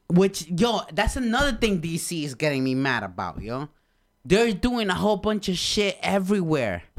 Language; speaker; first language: English; non-native, fluent; Spanish